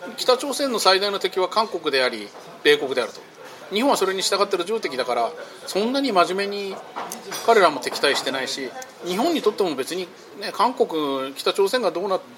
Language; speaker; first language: Japanese; native; Japanese